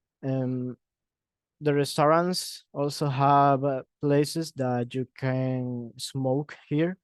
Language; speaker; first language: English; non-native, learner; Spanish